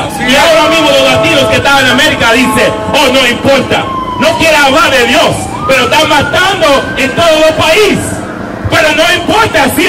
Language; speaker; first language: Spanish; non-native, learner; English